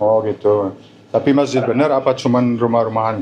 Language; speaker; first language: Indonesian; non-native, fluent; Arabic